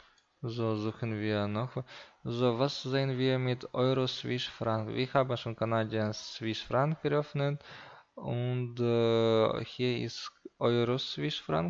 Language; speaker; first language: German; non-native, learner; Russian